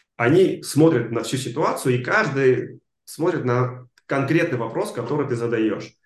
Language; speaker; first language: Russian; non-native, local second language; Armenian